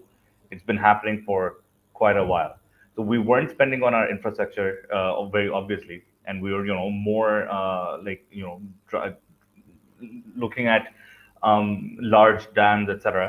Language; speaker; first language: English; non-native, local second language; Urdu